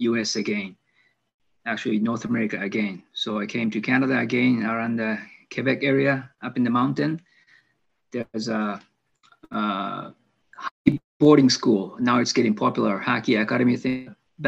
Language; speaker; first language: English; non-native, fluent; Japanese